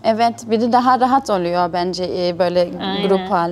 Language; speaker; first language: Turkish; non-native, fluent; German